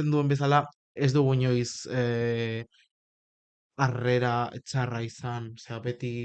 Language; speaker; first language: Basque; non-native, local second language; Spanish